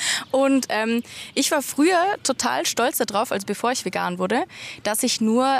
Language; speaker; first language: German; native; German